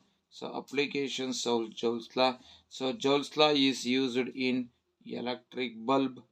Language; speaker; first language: English; non-native, local second language; Kannada